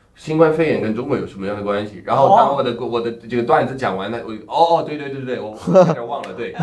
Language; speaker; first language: Chinese; non-native, fluent; English